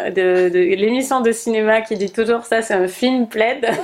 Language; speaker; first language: French; native; French